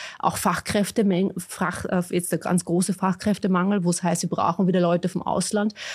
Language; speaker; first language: German; early bilingual, other home language; Bosnian